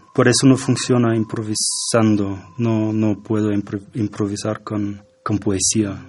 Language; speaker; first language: Spanish; non-native, fluent; German